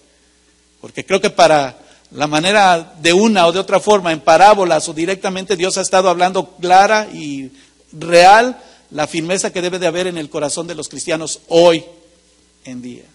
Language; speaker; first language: Spanish; native; Spanish